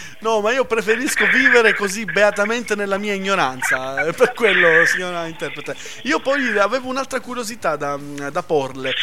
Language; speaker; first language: Italian; native; Italian